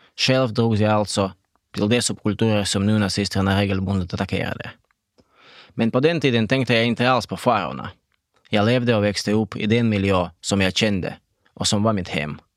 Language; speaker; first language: Swedish; non-native, fluent; Russian